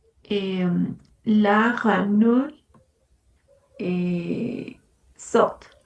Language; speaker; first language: French; non-native, learner; Spanish